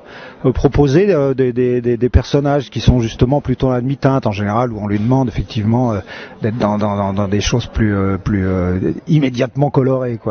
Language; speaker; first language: French; native; French